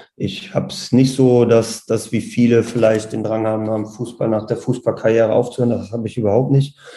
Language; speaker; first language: German; native; German